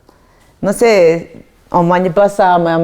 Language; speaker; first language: French; non-native, fluent; Spanish